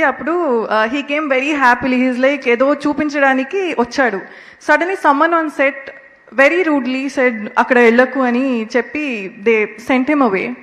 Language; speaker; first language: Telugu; non-native, local second language; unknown